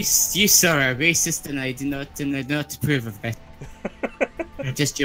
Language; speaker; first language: English; native; English